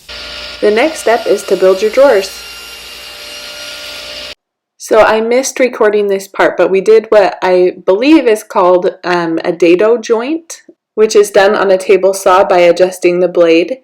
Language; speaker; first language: English; native; English